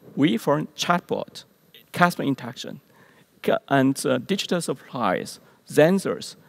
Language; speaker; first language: English; non-native, learner; Chinese